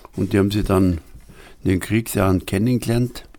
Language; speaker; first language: German; native; German